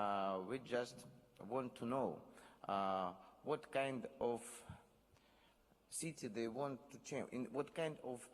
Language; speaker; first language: English; non-native, learner; Russian